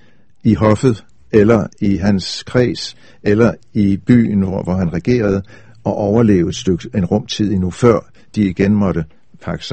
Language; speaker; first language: Danish; native; Danish